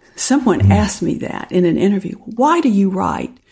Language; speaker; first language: English; native; English